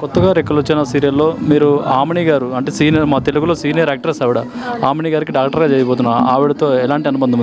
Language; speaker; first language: Telugu; native; Telugu